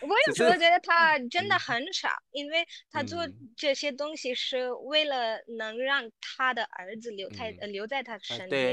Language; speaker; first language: Chinese; non-native, local second language; Tamil